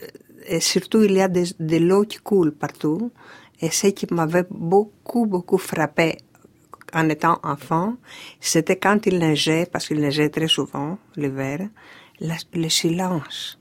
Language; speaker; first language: French; non-native, fluent; Greek